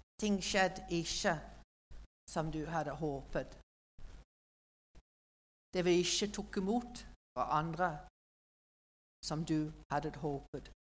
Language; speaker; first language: Norwegian; non-native, learner; English